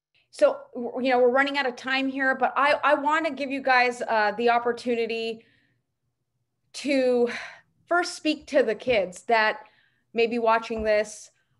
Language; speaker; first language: English; native; English